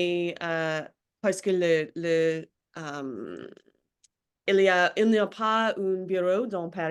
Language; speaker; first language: French; non-native, learner; English